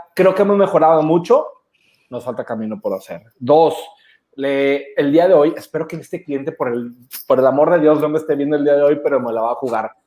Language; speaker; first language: Spanish; native; Spanish